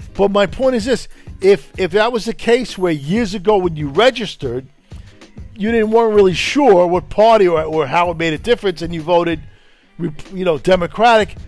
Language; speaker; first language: English; non-native, fluent; Italian